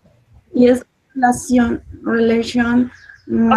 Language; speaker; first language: English; non-native, learner; Spanish